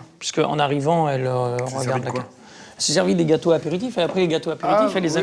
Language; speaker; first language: French; native; French